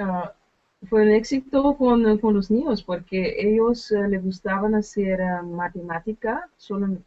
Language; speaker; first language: Spanish; non-native, learner; Dutch